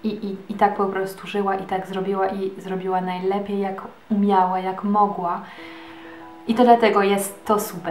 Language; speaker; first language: Polish; early bilingual, heritage; Polish